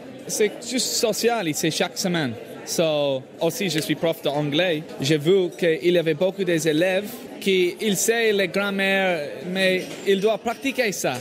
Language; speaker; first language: French; non-native, learner; English